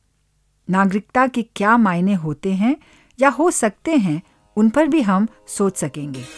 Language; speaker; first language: Hindi; native; Hindi